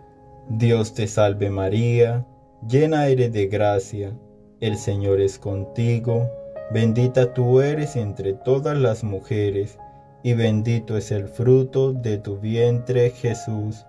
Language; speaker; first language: Spanish; native; Spanish